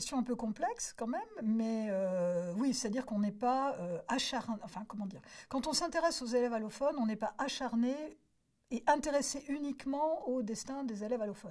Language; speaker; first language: French; native; French